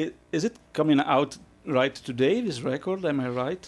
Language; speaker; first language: English; non-native, fluent; Italian